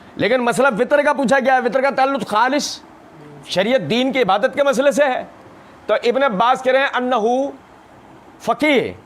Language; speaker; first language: Urdu; non-native, local second language; Punjabi